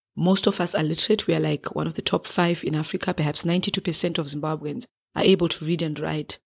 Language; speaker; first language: English; non-native, local second language; Shona